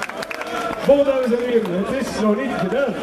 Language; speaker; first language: Dutch; native; Dutch